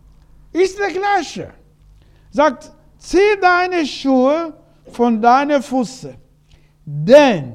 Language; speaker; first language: German; non-native, learner; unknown